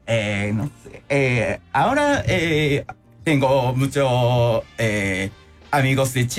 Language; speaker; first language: Spanish; non-native, learner; Japanese